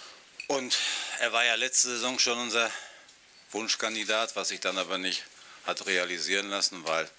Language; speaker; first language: German; native; German